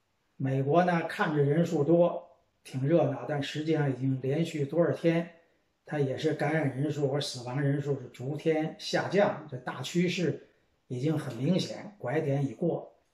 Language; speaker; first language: Chinese; native; Chinese